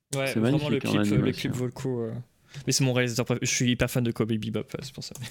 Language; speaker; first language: French; native; French